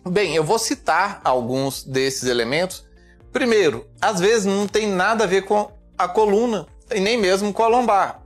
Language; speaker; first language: Portuguese; native; Portuguese